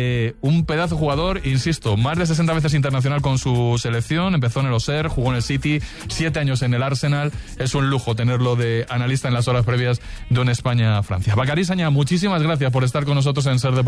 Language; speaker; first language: Spanish; native; Spanish